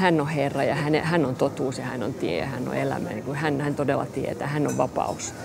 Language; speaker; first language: Finnish; non-native, local second language; Swedish